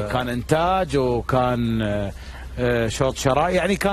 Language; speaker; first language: Arabic; native; Arabic